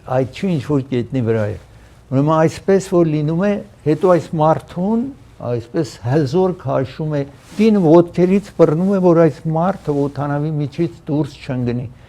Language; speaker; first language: Armenian; early bilingual, heritage; Armenian